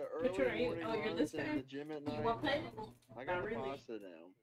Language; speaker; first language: English; native; English